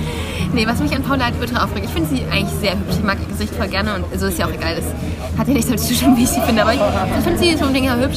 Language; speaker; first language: German; native; German